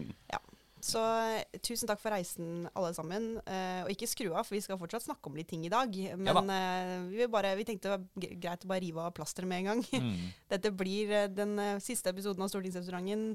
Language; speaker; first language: Norwegian; native; Norwegian